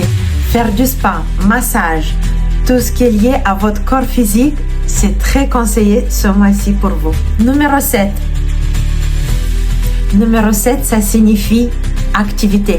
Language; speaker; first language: French; non-native, fluent; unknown